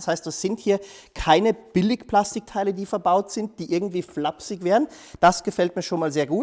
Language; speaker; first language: German; native; German